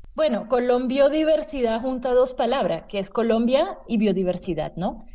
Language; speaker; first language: Spanish; non-native, fluent; French